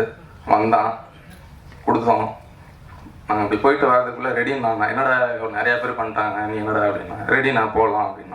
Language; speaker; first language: Tamil; native; Tamil